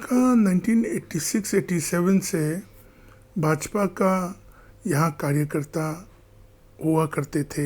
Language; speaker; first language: Hindi; non-native, local second language; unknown